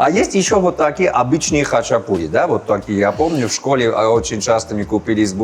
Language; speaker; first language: Russian; non-native, fluent; Armenian